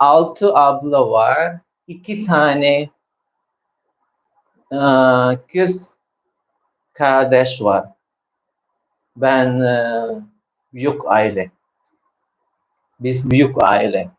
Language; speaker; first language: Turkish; non-native, learner; Filipino